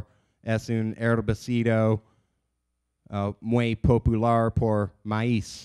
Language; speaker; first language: Spanish; non-native, learner; English